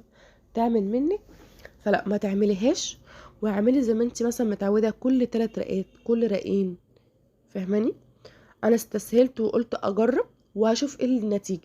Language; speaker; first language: Arabic; native; Arabic